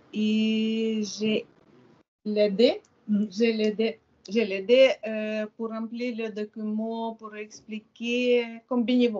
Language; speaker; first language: French; non-native, learner; Ukrainian